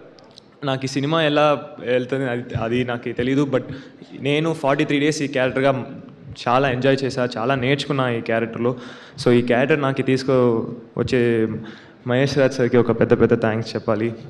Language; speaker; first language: Telugu; non-native, learner; Tamil